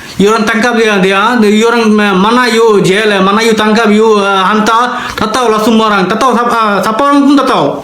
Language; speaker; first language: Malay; non-native, learner; Bangla